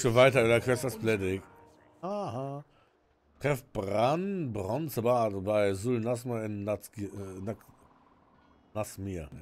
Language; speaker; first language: German; native; German